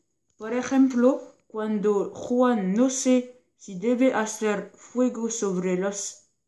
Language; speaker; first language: Spanish; non-native, learner; French